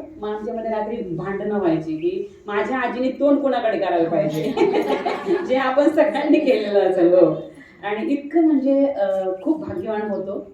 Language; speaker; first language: Marathi; non-native, local second language; Marwari